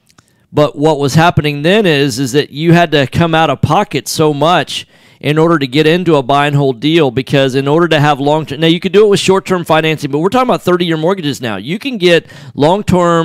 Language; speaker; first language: English; native; English